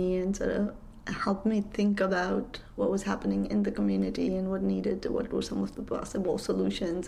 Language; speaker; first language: English; non-native, local second language; Nepali